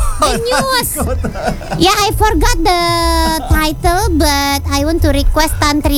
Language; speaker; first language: English; non-native, learner; Indonesian